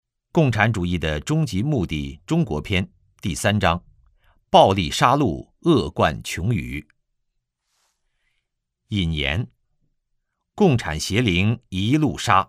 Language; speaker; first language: Chinese; native; Chinese